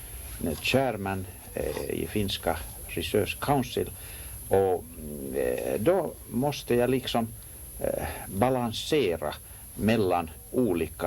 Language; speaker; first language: Swedish; non-native, local second language; Finnish